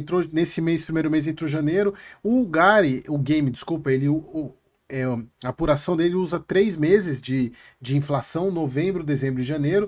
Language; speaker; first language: Portuguese; native; Portuguese